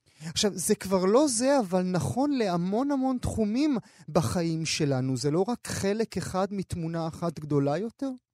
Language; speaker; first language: Hebrew; native; Hebrew